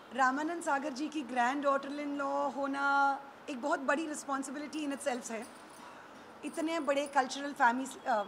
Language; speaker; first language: Hindi; native; Hindi